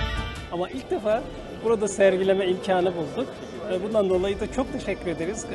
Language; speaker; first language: Turkish; native; Turkish